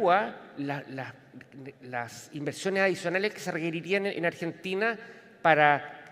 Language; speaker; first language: Spanish; native; Spanish